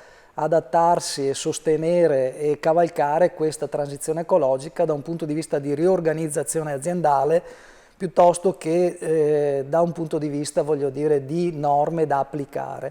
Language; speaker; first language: Italian; native; Italian